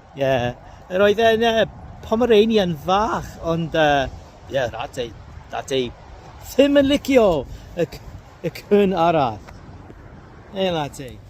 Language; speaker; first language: Welsh; non-native, learner; English